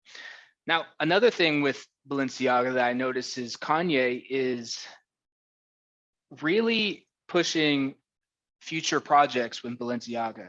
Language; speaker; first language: English; native; English